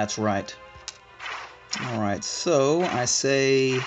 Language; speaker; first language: English; native; English